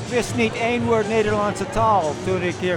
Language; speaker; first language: Dutch; non-native, fluent; English